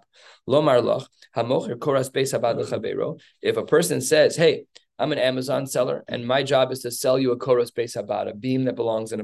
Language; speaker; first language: English; native; English